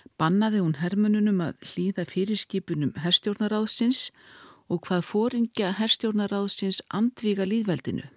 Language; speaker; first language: Icelandic; native; Icelandic